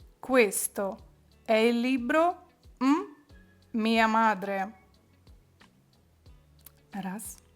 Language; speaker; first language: Italian; non-native, fluent; Ukrainian